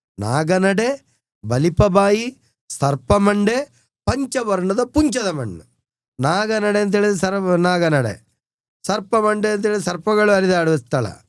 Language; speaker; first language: Kannada; non-native, local second language; Tulu